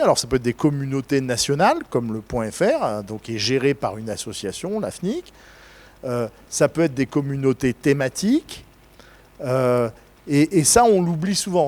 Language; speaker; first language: French; native; French